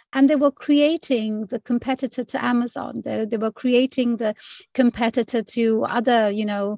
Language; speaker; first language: English; native; English